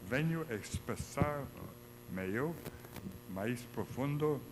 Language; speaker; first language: Portuguese; non-native, learner; English